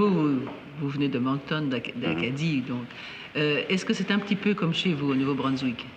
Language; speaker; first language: French; native; French